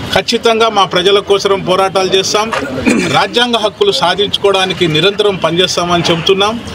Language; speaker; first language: Telugu; non-native, local second language; Lambadi